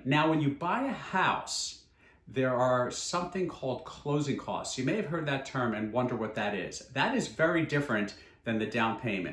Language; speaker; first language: English; native; English